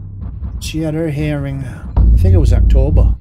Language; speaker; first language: English; native; English